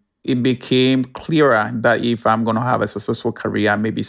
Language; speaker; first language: English; non-native, local second language; Ewe